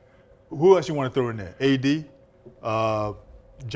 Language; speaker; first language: English; native; English